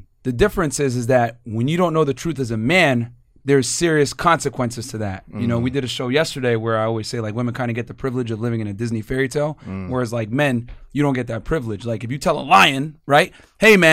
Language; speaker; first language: English; native; English